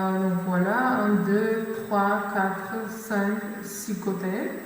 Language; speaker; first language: French; non-native, fluent; Macedonian